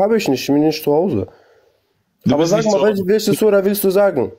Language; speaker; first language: German; non-native, learner; Kurdish